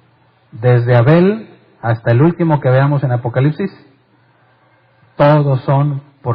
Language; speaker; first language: Spanish; native; Spanish